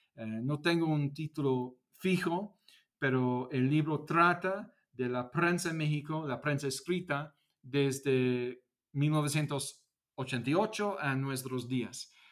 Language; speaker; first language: Spanish; non-native, fluent; English